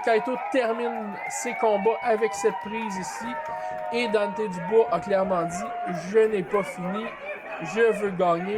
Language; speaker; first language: French; native; French